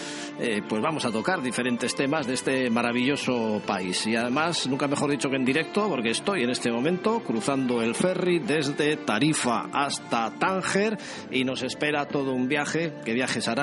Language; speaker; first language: Spanish; native; Spanish